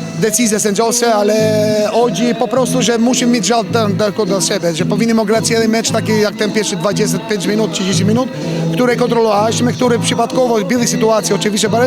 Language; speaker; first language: Polish; non-native, fluent; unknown